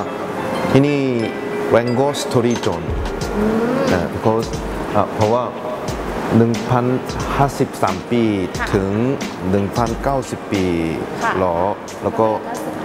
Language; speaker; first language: Thai; non-native, learner; Korean